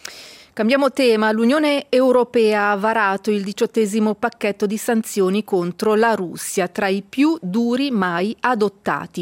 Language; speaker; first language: Italian; native; Italian